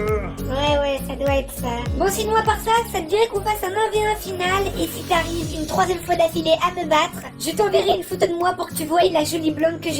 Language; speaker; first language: French; native; French